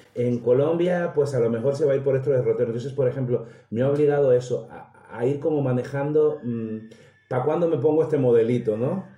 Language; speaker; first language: Spanish; native; Spanish